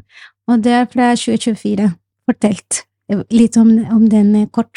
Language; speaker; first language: Norwegian; non-native, learner; Spanish